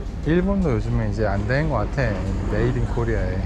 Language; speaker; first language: Korean; native; Korean